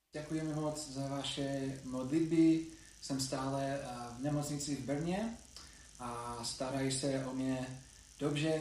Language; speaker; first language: Czech; non-native, learner; English